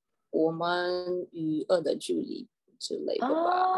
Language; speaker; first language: Chinese; non-native, fluent; Russian